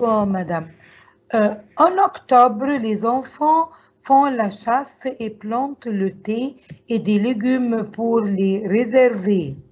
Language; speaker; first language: French; non-native, learner; Arabic